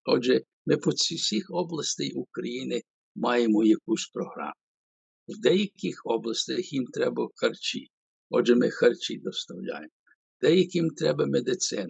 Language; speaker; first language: Ukrainian; early bilingual, heritage; Ukrainian